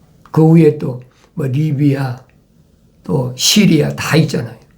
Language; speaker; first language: Korean; native; Korean